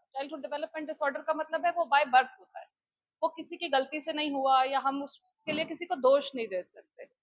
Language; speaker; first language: Hindi; native; Hindi